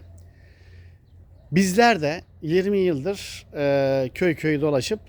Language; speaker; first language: Turkish; native; Turkish